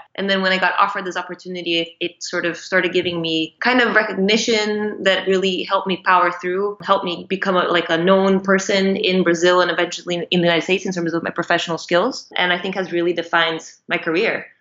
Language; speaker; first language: English; non-native, fluent; Portuguese